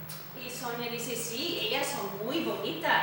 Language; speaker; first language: Spanish; non-native, fluent; English